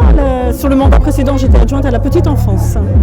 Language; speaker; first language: French; native; French